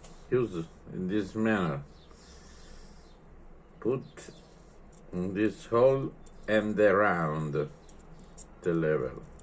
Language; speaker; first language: English; non-native, learner; Italian